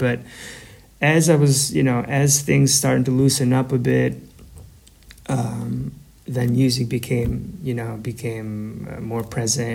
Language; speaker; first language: English; non-native, fluent; Albanian